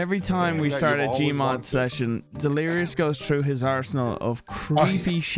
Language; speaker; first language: English; native; English